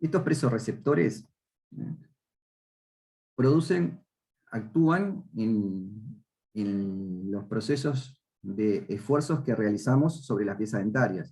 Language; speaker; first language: Spanish; native; Spanish